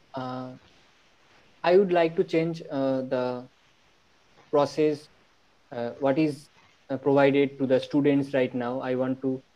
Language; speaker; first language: English; non-native, local second language; Bangla